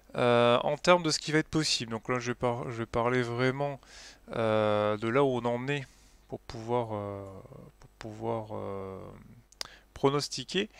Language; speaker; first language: French; native; French